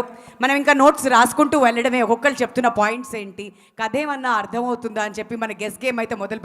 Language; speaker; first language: Telugu; native; Telugu